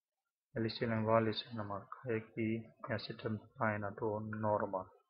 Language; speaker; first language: Finnish; non-native, learner; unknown